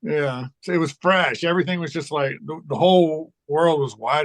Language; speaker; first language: English; native; English